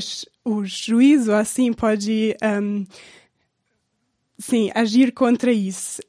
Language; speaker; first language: Portuguese; non-native, fluent; German